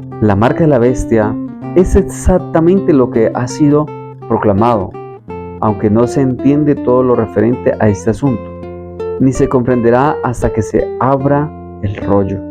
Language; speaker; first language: Spanish; native; Spanish